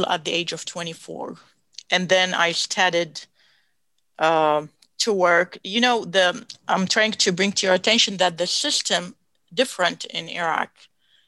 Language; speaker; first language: English; non-native, fluent; Arabic